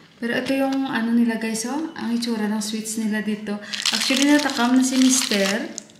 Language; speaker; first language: Filipino; non-native, local second language; Hiligaynon